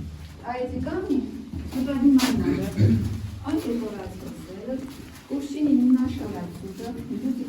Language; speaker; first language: Russian; non-native, learner; Armenian